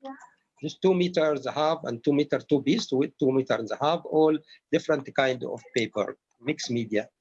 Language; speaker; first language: English; non-native, learner; Arabic